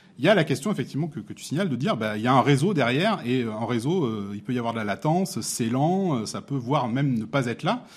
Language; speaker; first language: French; native; French